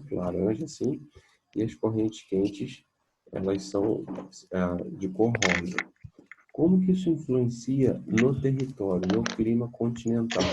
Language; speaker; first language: Portuguese; native; Portuguese